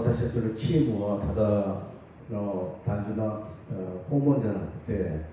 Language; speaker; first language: Japanese; non-native, fluent; Korean